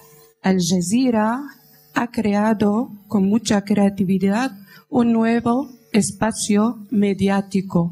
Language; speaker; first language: Spanish; non-native, fluent; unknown